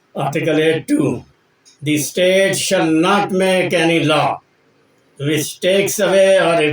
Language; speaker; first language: English; non-native, local second language; Urdu